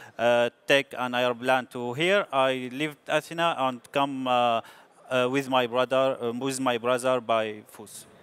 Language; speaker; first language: English; non-native, learner; Arabic